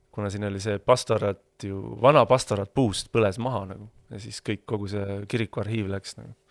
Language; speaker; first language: Estonian; native; Estonian